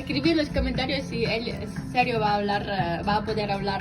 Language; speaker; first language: Spanish; non-native, fluent; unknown